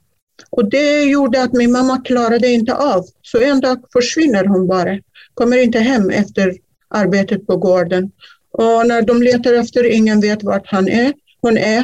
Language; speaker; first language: Swedish; non-native, fluent; Kurdish